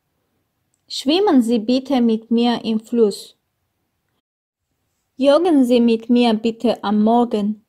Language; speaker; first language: German; non-native, fluent; Armenian